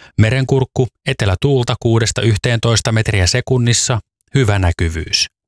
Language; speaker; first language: Finnish; native; Finnish